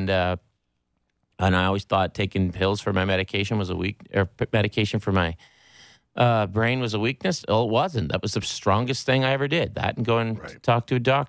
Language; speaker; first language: English; native; English